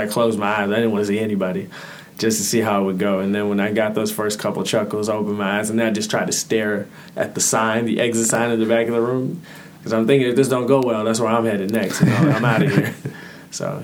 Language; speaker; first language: English; native; English